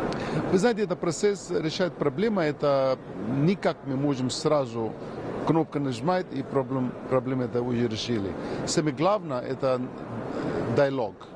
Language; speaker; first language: Russian; non-native, learner; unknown